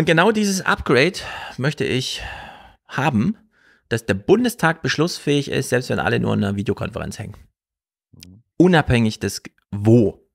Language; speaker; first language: German; native; German